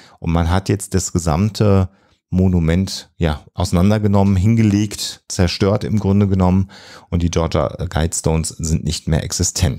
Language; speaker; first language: German; native; German